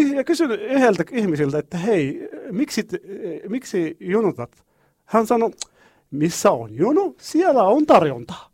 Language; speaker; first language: Finnish; non-native, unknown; Arabic